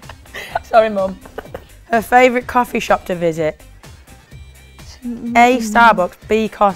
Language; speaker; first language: English; native; English